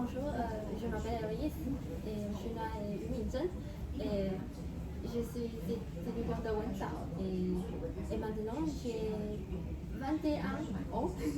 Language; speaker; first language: French; non-native, learner; Chinese